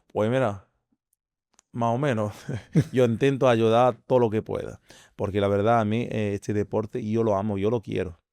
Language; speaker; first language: Spanish; non-native, fluent; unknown